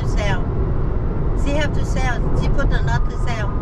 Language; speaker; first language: English; non-native, learner; Vietnamese